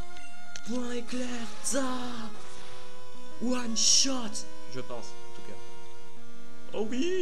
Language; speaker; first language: French; native; French